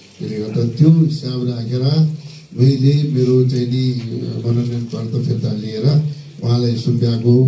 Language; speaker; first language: Nepali; non-native, local second language; Eastern Tamang